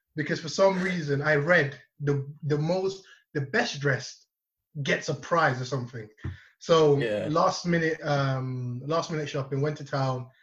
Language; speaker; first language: English; non-native, local second language; Yoruba